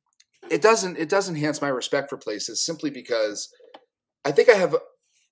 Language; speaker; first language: English; native; English